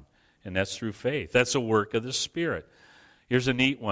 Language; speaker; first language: English; native; English